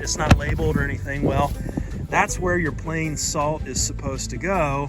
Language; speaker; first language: English; native; English